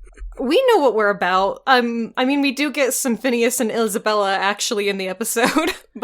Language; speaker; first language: English; native; English